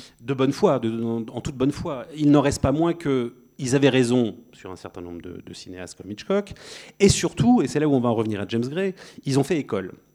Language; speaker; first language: French; native; French